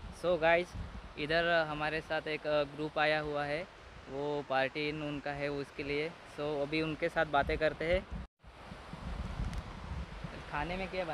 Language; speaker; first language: Hindi; non-native, local second language; Gujarati